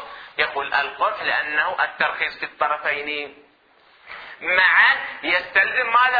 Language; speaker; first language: Arabic; native; Arabic